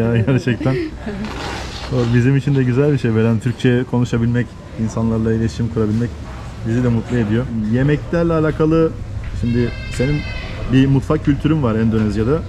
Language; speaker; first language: Turkish; native; Turkish